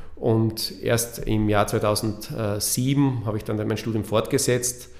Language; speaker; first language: German; native; German